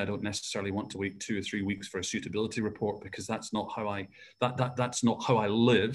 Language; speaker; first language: English; native; English